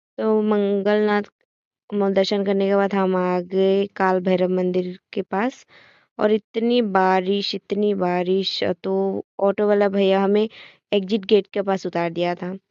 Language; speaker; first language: Hindi; non-native, local second language; Assamese